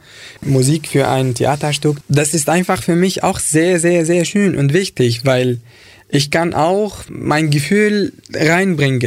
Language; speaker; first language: German; non-native, fluent; Arabic